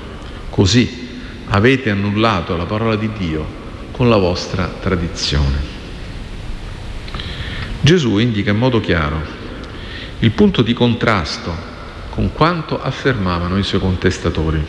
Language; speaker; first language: Italian; native; Italian